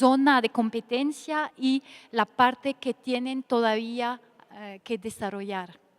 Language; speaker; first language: Spanish; non-native, fluent; French